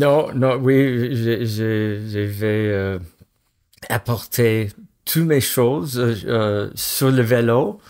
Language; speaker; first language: French; non-native, fluent; English